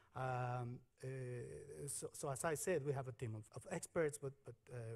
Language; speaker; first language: English; non-native, fluent; Spanish